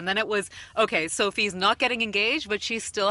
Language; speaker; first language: English; native; English